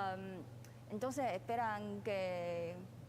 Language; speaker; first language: Spanish; non-native, fluent; Chinese